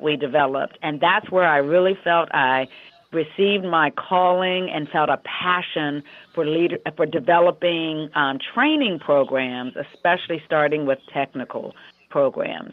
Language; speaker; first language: English; native; English